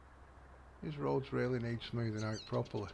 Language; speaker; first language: English; native; English